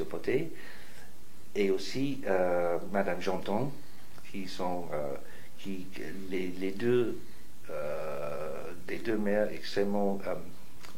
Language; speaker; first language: French; non-native, fluent; English